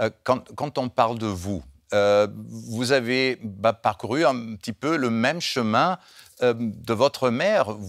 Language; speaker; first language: French; non-native, fluent; German